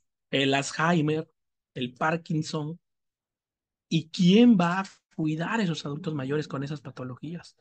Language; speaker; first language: Spanish; native; Spanish